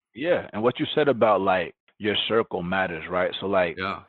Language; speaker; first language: English; early bilingual, other home language; Spanish